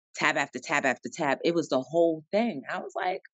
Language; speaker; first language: English; native; English